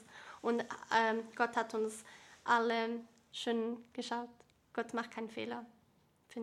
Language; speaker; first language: German; early bilingual, other home language; Bosnian